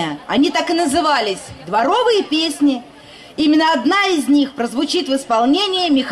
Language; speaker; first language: Russian; native; Russian